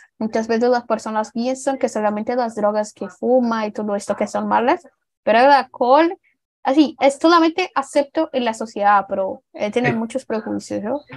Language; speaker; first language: Spanish; non-native, learner; Portuguese